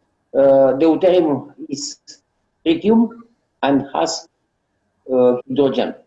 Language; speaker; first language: English; non-native, learner; Romanian